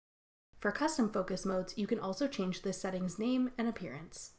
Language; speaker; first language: English; native; English